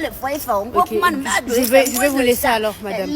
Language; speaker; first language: French; native; French